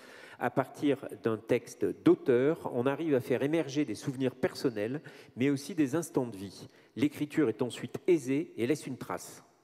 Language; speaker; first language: French; native; French